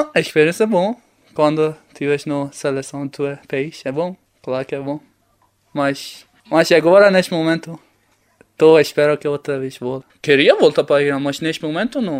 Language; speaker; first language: Portuguese; non-native, learner; Persian